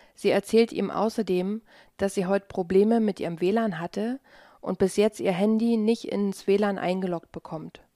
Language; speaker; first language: German; native; German